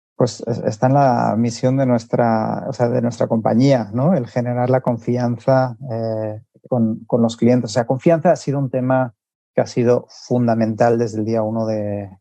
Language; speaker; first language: Spanish; native; Spanish